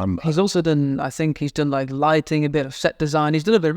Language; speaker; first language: English; native; English